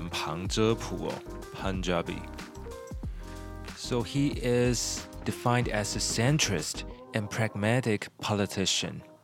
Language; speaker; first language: English; non-native, fluent; Chinese